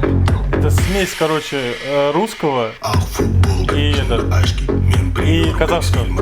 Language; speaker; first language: Russian; native; Russian